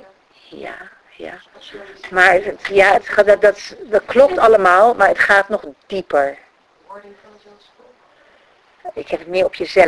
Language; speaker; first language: Dutch; native; Dutch